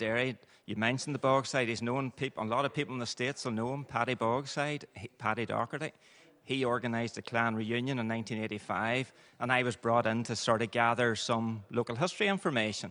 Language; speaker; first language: English; native; English